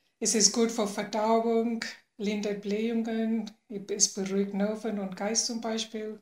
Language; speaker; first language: German; non-native, fluent; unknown